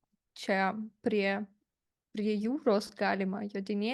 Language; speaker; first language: Lithuanian; non-native, fluent; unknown